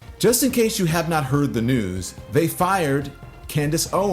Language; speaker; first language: English; native; English